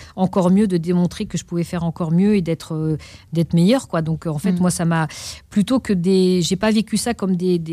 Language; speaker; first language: French; native; French